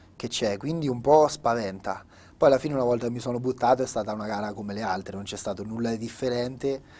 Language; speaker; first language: Italian; native; Italian